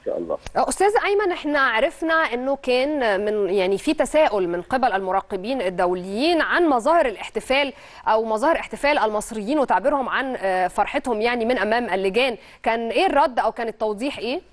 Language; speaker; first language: Arabic; native; Arabic